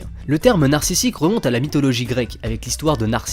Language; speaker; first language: French; native; French